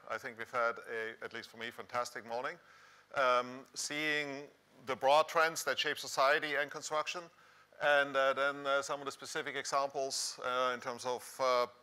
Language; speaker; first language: English; non-native, fluent; Swiss German